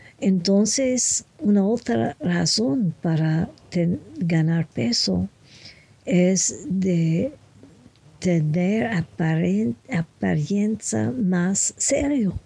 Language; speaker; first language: Spanish; non-native, fluent; French